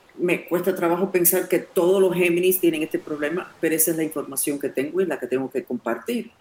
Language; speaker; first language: Spanish; non-native, fluent; English